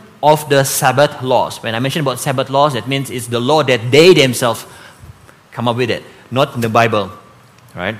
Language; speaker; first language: English; non-native, local second language; Malay